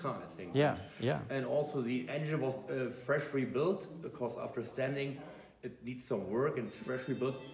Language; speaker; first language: English; non-native, fluent; German